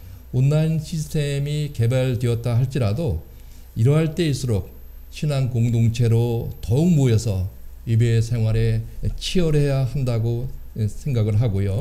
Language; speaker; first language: Korean; native; Korean